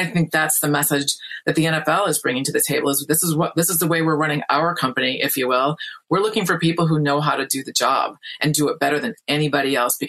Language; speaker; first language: English; native; English